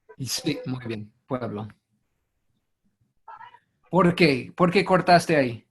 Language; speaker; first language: Spanish; non-native, fluent; English